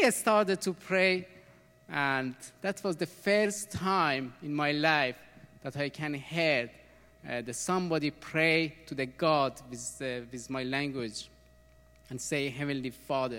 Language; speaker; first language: English; non-native, learner; Persian